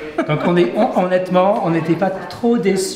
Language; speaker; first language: French; non-native, fluent; English